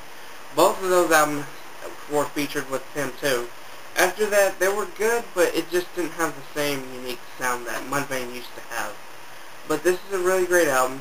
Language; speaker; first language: English; native; English